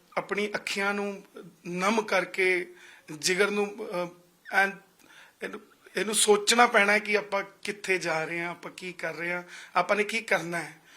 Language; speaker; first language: Punjabi; non-native, local second language; Hindi